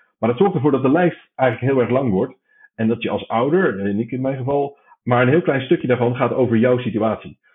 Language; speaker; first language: Dutch; native; Dutch